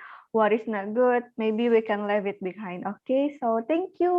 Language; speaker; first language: English; non-native, learner; Indonesian